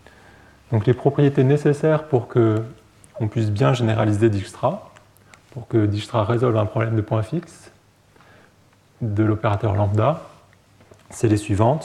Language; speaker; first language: French; native; French